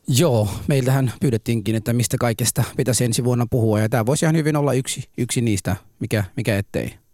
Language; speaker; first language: Finnish; early bilingual, other home language; Somali